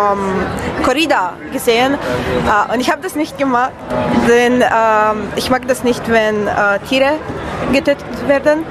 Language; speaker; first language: German; non-native, learner; Romanian